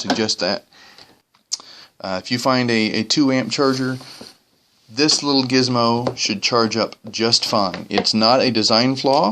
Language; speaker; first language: English; native; English